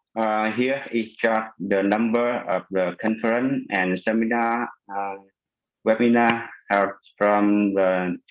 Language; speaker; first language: English; non-native, fluent; Vietnamese